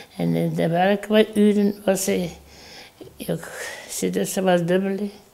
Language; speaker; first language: Dutch; native; Dutch